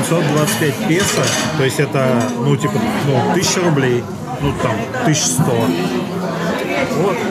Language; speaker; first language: Russian; native; Russian